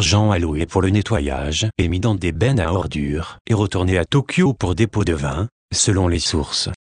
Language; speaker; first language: French; native; French